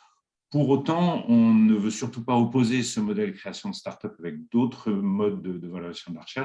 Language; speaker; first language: French; native; French